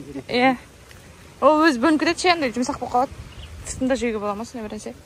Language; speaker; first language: Kazakh; native; Kazakh